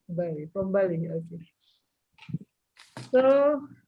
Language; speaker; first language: English; non-native, local second language; Indonesian